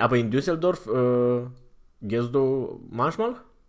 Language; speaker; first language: German; non-native, fluent; Romanian